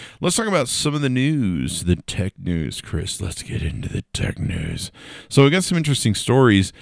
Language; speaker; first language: English; native; English